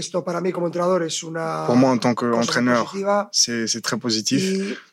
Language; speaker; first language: French; non-native, fluent; Spanish